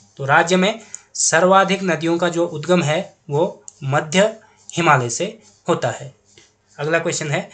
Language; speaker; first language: Hindi; native; Hindi